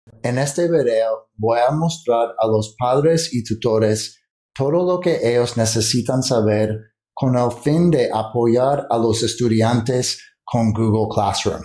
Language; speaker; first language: Spanish; non-native, fluent; English